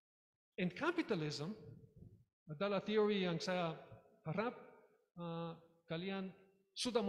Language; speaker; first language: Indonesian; non-native, learner; English